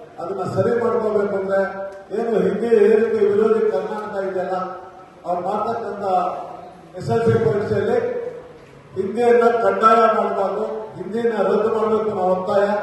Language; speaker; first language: Kannada; native; Kannada